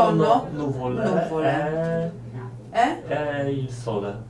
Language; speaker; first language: Italian; non-native, learner; Polish